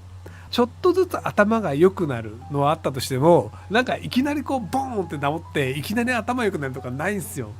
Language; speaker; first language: Japanese; native; Japanese